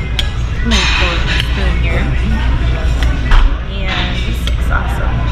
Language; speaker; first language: English; native; English